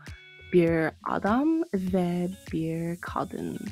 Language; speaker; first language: Turkish; non-native, learner; English